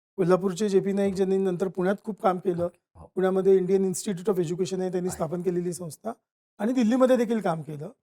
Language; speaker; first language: Marathi; non-native, local second language; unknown